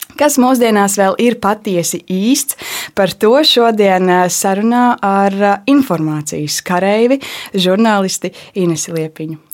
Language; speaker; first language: Latvian; native; Latvian